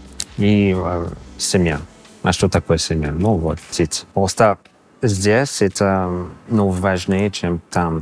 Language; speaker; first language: Russian; non-native, fluent; English